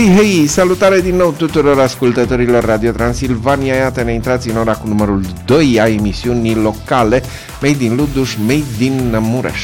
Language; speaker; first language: Romanian; native; Romanian